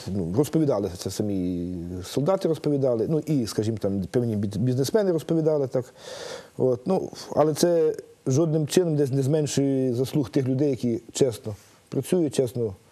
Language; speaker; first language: Ukrainian; native; Ukrainian